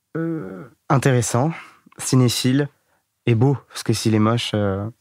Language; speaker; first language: French; native; French